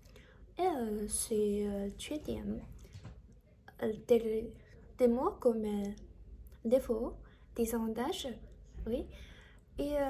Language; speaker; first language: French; non-native, learner; Chinese